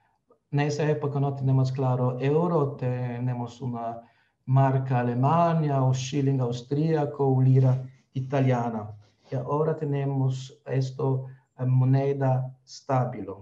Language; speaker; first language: Spanish; non-native, fluent; Slovenian